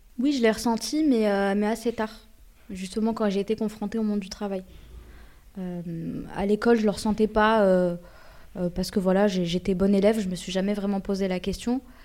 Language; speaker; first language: French; early bilingual, other home language; Arabic